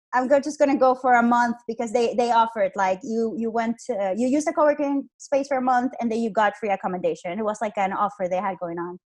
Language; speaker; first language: English; non-native, fluent; Spanish